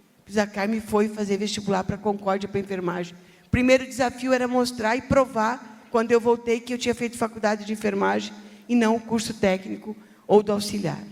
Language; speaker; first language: Portuguese; native; Portuguese